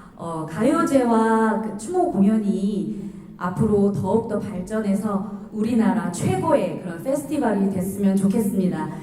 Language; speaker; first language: Korean; native; Korean